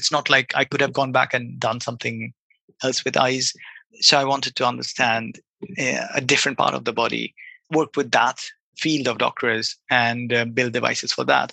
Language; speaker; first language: English; non-native, local second language; Bangla